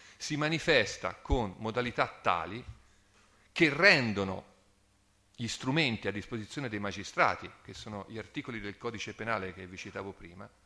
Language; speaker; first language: Italian; native; Italian